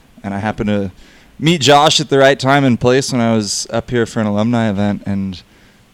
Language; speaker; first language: English; native; English